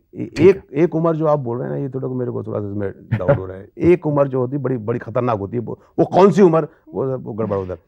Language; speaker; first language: Hindi; native; Hindi